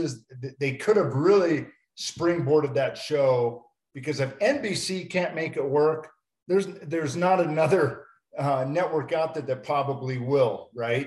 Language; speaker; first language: English; native; English